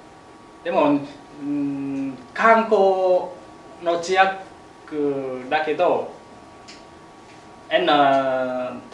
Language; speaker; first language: Japanese; non-native, learner; Vietnamese